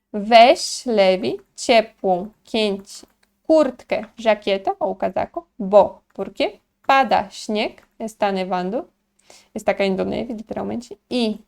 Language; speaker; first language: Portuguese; non-native, fluent; Polish